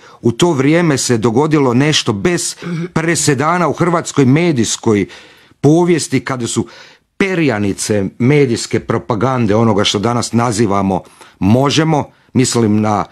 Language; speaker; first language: Croatian; native; Croatian